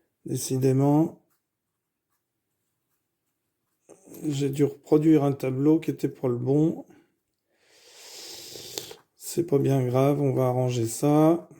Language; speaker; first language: French; native; French